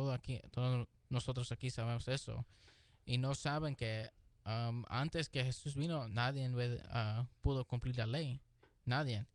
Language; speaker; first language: Spanish; early bilingual, heritage; Spanish